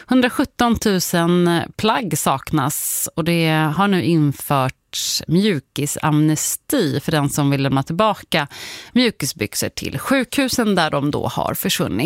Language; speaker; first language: Swedish; native; Swedish